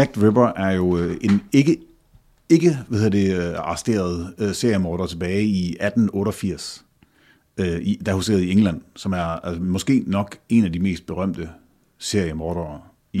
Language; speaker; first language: Danish; native; Danish